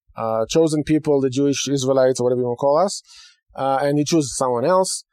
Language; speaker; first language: English; non-native, fluent; Hebrew